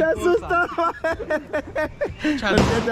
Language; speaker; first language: Spanish; non-native, learner; English